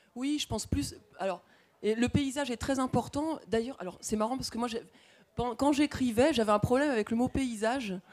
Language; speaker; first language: French; native; French